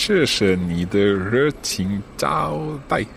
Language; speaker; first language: Chinese; non-native, learner; English